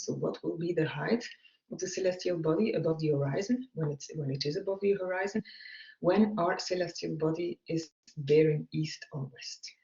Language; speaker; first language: English; non-native, fluent; Dutch